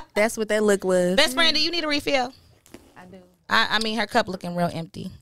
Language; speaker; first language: English; native; English